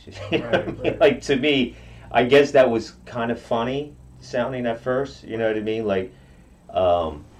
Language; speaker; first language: English; non-native, fluent; Japanese